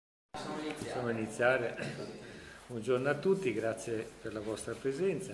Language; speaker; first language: Italian; native; Italian